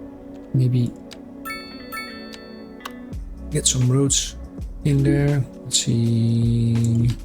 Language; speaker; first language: English; non-native, fluent; Dutch